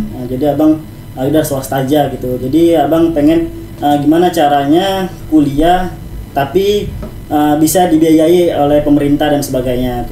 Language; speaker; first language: Indonesian; native; Indonesian